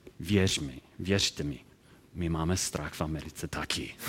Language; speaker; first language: Czech; non-native, learner; English